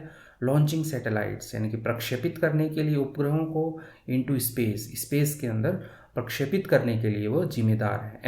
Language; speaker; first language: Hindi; native; Hindi